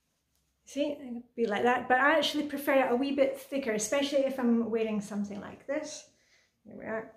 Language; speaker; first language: English; native; English